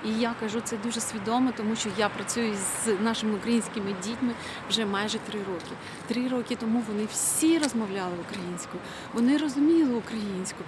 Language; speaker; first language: Ukrainian; non-native, local second language; Russian